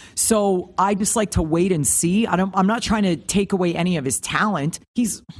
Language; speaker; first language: English; native; English